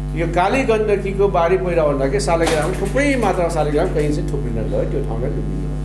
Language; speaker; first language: Nepali; non-native, local second language; Limburgish